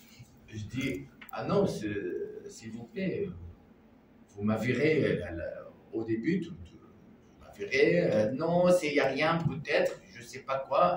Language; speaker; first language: French; non-native, learner; Arabic